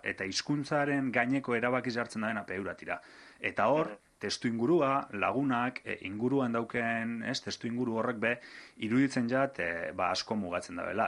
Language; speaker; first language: Basque; native; Basque